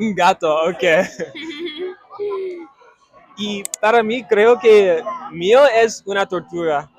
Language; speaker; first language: Spanish; non-native, learner; English